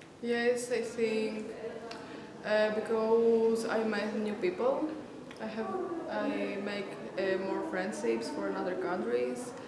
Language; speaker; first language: English; non-native, learner; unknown